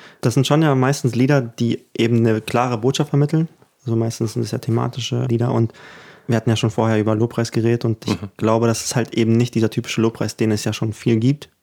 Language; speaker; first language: German; early bilingual, other home language; Ukrainian